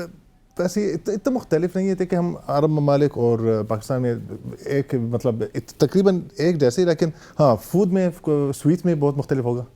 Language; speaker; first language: Hindi; non-native, fluent; Arabic